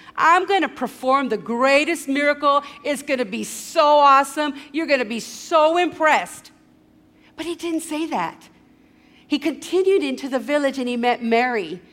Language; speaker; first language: English; early bilingual, other home language; Spanish